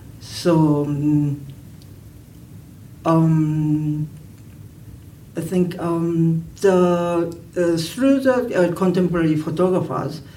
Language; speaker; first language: English; non-native, learner; Japanese